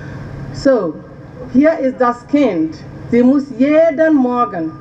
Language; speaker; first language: German; non-native, fluent; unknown